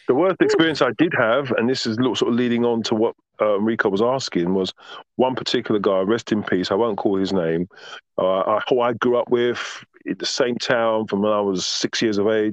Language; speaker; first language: English; native; English